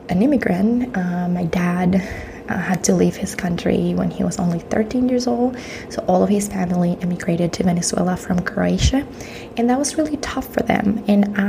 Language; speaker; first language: English; non-native, fluent; Spanish